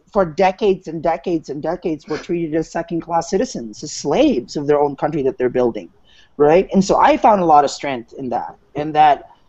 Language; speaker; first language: English; non-native, local second language; Filipino